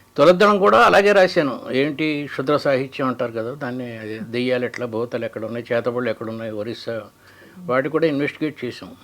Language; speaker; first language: Telugu; native; Telugu